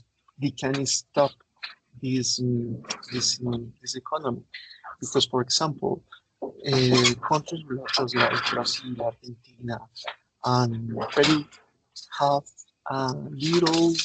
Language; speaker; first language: English; non-native, learner; Spanish